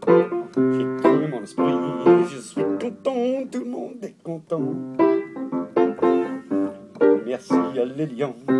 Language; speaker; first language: French; non-native, learner; English